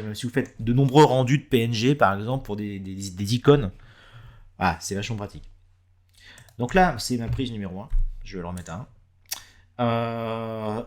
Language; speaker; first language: French; native; French